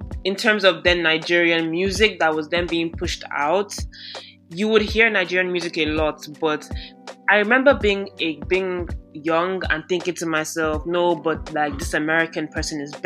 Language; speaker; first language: English; non-native, local second language; Yoruba